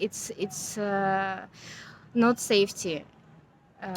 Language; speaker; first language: English; non-native, learner; Ukrainian